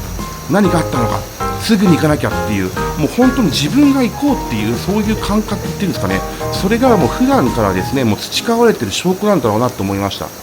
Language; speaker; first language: Japanese; native; Japanese